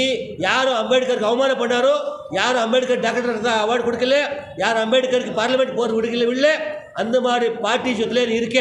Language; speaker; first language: Tamil; non-native, learner; Kannada